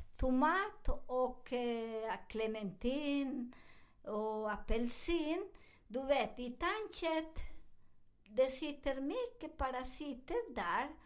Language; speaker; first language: Swedish; non-native, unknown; Spanish